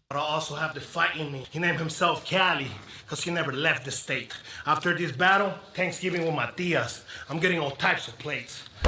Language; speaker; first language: English; non-native, fluent; Spanish